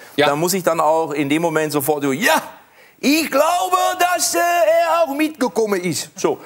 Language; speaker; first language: German; native; German